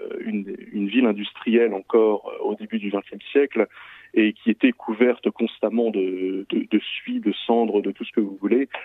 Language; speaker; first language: French; native; French